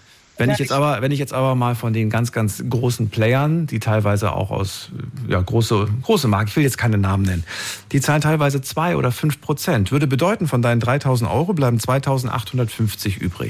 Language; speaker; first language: German; native; German